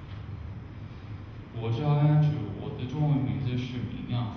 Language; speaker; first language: Chinese; non-native, learner; English